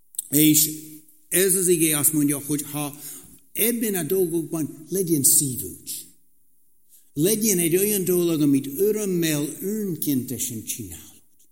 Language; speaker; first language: Hungarian; non-native, fluent; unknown